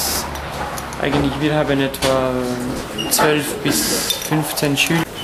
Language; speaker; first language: German; non-native, fluent; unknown